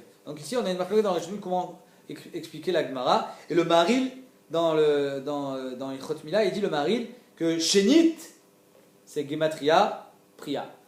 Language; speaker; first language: French; native; French